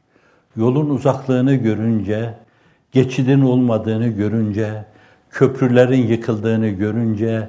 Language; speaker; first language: Turkish; native; Turkish